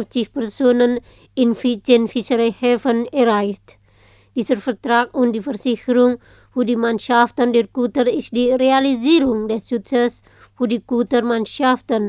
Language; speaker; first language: German; non-native, fluent; Indonesian